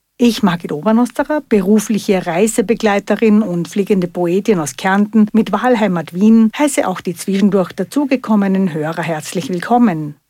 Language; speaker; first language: German; native; German